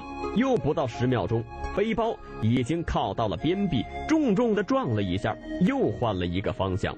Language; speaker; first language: Chinese; native; Chinese